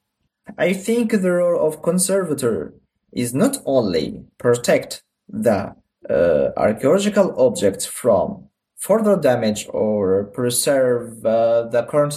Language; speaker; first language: English; non-native, learner; Arabic